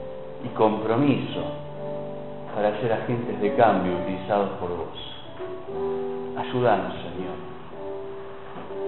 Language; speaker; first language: Spanish; native; Spanish